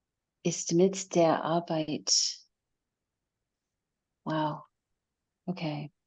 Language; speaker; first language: German; non-native, learner; English